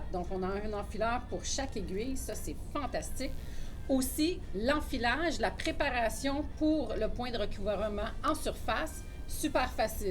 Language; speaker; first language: French; native; French